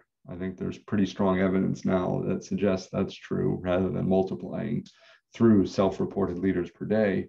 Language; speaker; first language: English; native; English